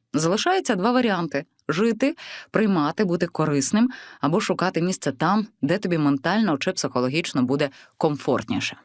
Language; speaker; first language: Ukrainian; native; Ukrainian